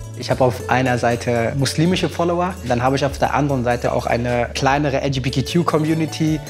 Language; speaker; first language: German; native; German